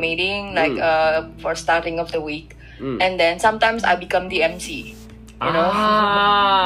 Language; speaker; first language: English; non-native, fluent; Indonesian